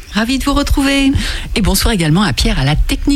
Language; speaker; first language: French; native; French